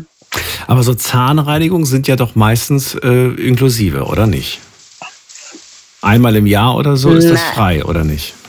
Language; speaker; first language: German; native; German